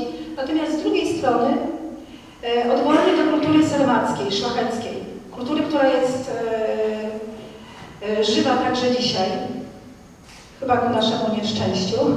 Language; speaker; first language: Polish; native; Polish